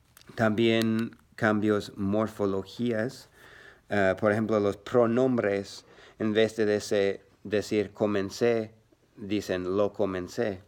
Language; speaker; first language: Spanish; non-native, learner; English